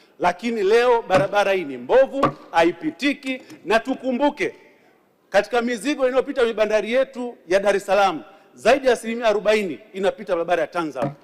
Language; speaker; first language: Swahili; native; Swahili